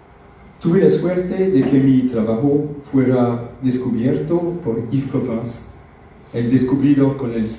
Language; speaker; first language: Spanish; non-native, fluent; French